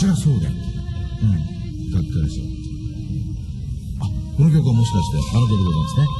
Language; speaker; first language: Japanese; native; Japanese